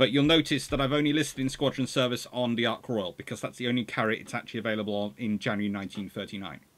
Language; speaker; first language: English; native; English